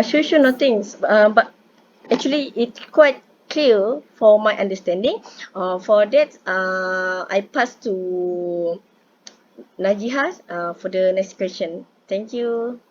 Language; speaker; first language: English; non-native, local second language; Malay